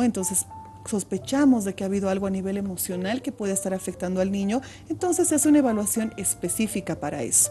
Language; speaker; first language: Spanish; native; Spanish